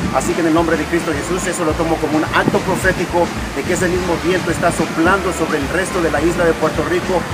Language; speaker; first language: Spanish; native; Spanish